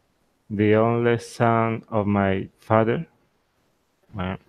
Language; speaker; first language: English; non-native, learner; Spanish